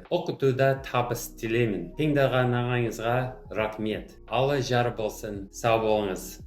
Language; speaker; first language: Kazakh; non-native, fluent; English